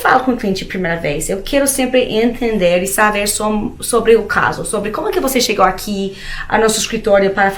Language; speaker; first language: Portuguese; non-native, fluent; Spanish